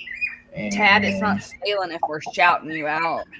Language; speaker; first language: English; native; English